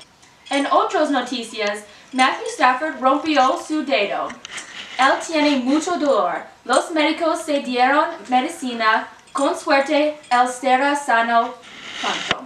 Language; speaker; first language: Spanish; non-native, learner; English